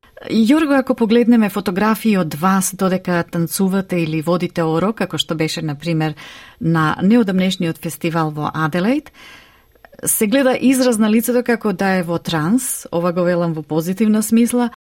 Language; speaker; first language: Macedonian; native; Macedonian